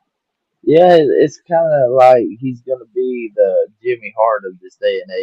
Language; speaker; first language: English; native; English